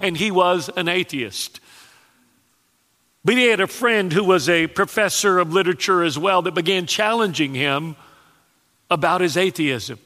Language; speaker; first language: English; native; English